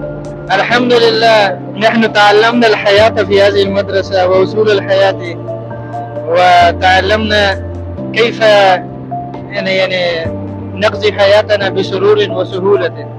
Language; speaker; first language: Arabic; non-native, learner; Pashto